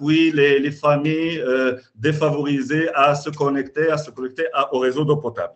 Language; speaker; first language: French; non-native, local second language; Arabic